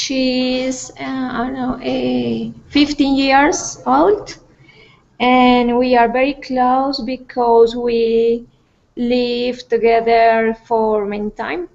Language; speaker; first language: English; non-native, learner; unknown